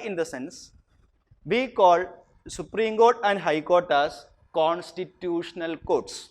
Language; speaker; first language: English; non-native, local second language; Malayalam